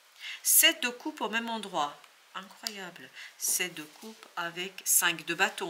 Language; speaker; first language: French; native; French